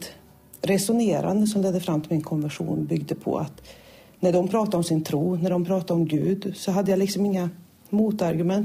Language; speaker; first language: Swedish; native; Swedish